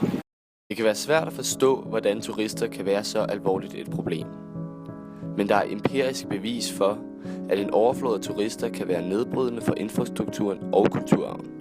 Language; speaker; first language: Danish; native; Danish